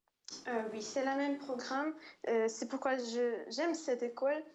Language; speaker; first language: French; non-native, fluent; Ukrainian